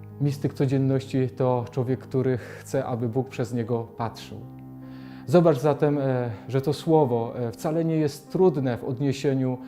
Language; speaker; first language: Polish; native; Polish